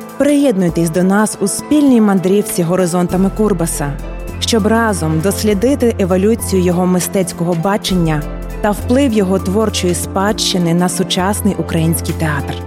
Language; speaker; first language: Ukrainian; native; Ukrainian